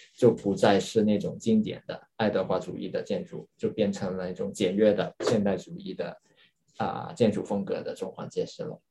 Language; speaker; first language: Chinese; non-native, local second language; Cantonese